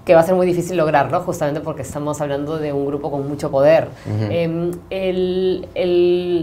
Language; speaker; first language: Spanish; native; Spanish